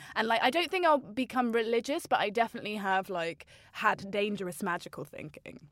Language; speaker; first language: English; native; English